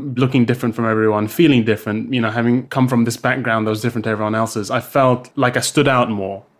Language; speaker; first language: English; native; English